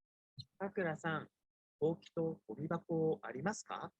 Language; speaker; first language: Japanese; non-native, learner; Indonesian